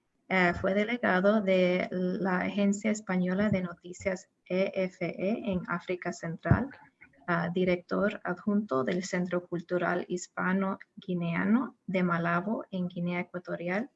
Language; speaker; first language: Spanish; non-native, learner; English